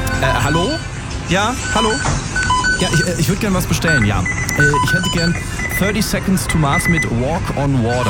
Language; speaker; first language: German; native; German